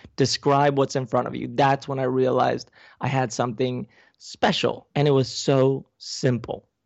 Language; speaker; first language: English; non-native, fluent; Spanish